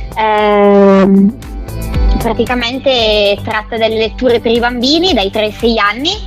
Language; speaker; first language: Italian; native; Italian